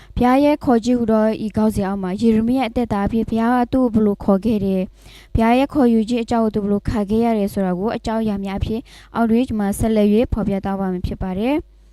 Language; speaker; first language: Burmese; non-native, local second language; S'gaw Karen